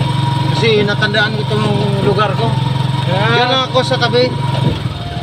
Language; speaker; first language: Filipino; non-native, local second language; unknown